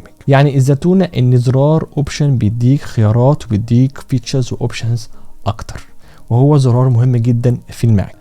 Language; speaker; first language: Arabic; native; Arabic